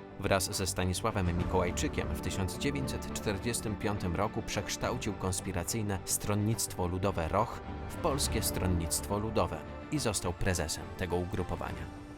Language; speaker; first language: Polish; native; Polish